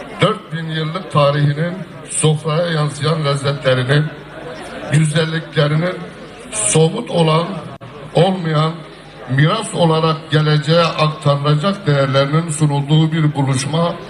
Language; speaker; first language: Turkish; native; Turkish